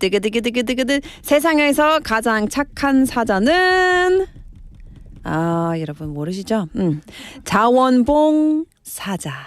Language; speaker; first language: Korean; non-native, learner; English